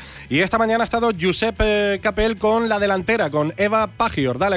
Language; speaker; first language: Spanish; native; Spanish